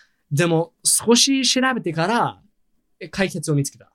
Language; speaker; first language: Japanese; non-native, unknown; English